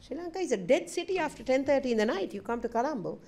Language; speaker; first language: English; non-native, local second language; Sinhala